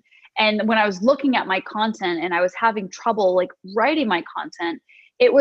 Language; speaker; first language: English; native; English